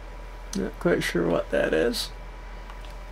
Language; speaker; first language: English; native; English